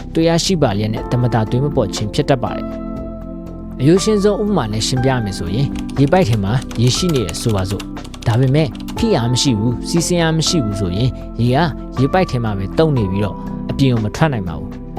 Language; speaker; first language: Burmese; non-native, local second language; Shan